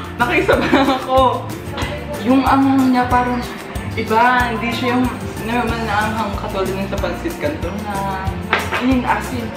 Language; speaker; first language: Filipino; native; Filipino